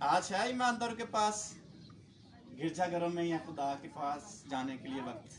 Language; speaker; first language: Urdu; non-native, local second language; Punjabi